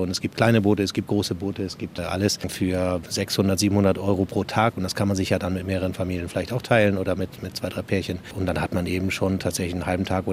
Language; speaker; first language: German; native; German